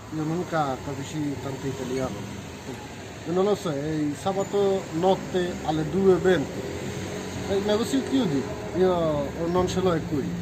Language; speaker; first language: Italian; non-native, learner; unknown